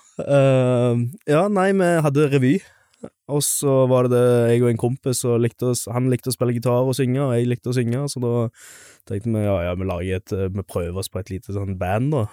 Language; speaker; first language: Norwegian; native; Norwegian